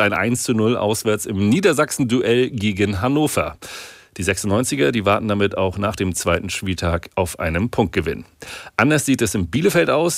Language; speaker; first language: German; native; German